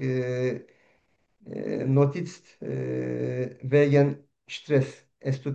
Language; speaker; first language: German; non-native, fluent; Turkish